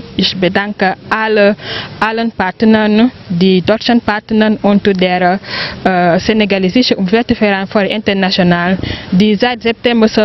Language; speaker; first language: German; non-native, fluent; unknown